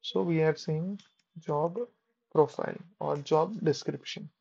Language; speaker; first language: English; non-native, local second language; Gujarati